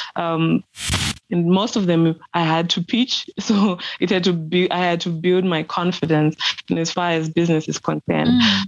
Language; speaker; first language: English; non-native, local second language; Shona